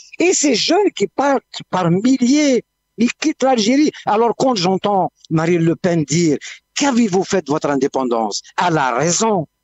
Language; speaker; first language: French; non-native, local second language; Kabyle